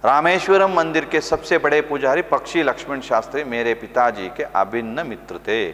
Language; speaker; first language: Hindi; non-native, local second language; Kannada